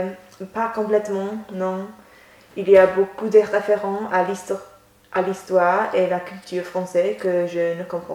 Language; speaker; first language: French; non-native, learner; English